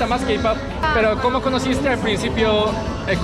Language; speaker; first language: Spanish; non-native, learner; Korean